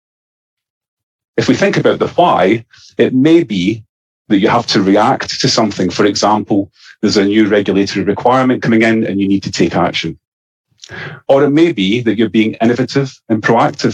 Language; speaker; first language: English; native; English